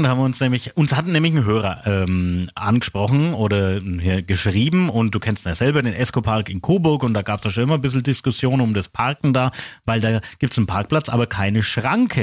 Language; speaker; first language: German; native; German